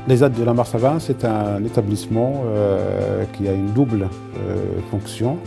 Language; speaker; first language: French; native; French